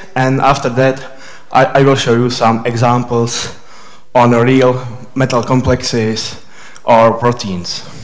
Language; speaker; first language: English; non-native, fluent; Czech